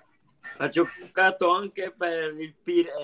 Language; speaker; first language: Italian; non-native, learner; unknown